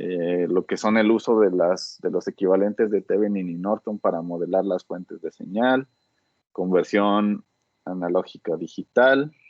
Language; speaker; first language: Spanish; native; Spanish